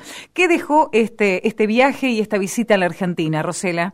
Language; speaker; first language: Spanish; native; Spanish